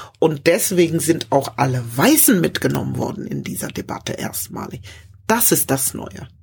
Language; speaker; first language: German; early bilingual, other home language; English